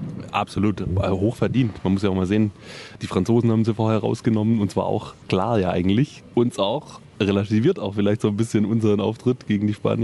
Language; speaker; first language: German; native; German